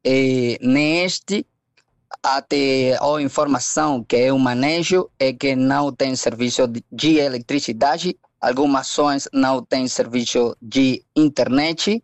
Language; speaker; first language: Portuguese; non-native, fluent; Spanish